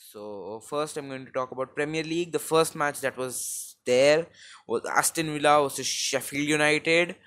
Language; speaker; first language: English; non-native, local second language; Hindi